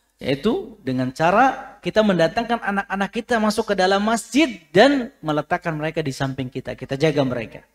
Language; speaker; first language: Indonesian; native; Indonesian